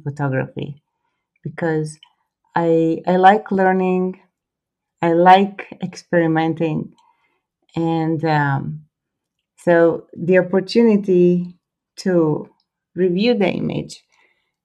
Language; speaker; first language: English; non-native, fluent; Croatian